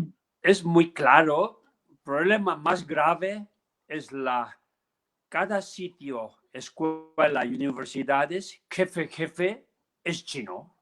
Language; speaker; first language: Spanish; non-native, learner; Tibetan